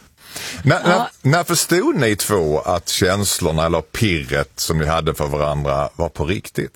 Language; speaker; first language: Swedish; native; Swedish